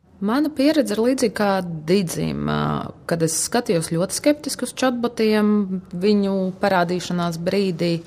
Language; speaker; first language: Latvian; native; Latvian